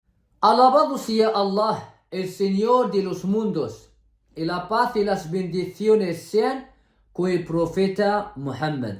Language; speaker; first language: Spanish; non-native, fluent; Arabic